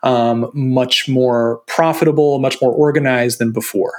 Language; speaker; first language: English; native; English